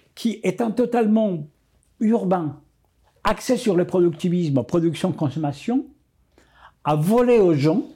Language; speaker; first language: French; non-native, fluent; Spanish